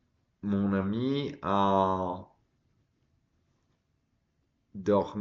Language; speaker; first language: French; non-native, learner; Spanish